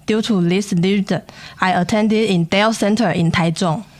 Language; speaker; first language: English; non-native, learner; Chinese